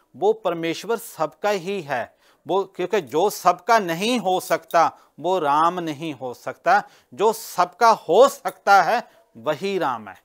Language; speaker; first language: Hindi; non-native, local second language; Punjabi